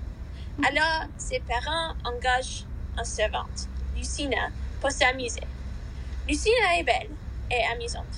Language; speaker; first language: French; non-native, learner; English